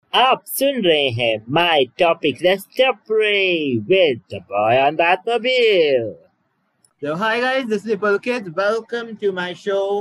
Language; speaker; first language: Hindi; native; Hindi